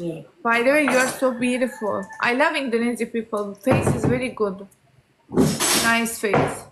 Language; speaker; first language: English; non-native, learner; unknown